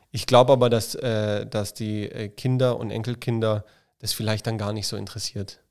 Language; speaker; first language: German; native; German